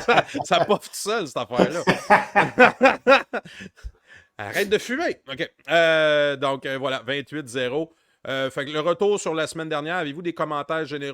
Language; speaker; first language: French; native; French